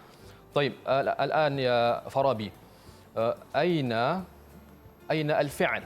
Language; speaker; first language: Arabic; non-native, fluent; Malay